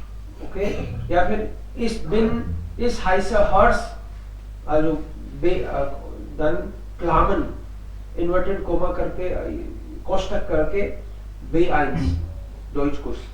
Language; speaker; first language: German; non-native, fluent; Hindi